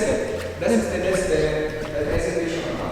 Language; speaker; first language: German; non-native, learner; Filipino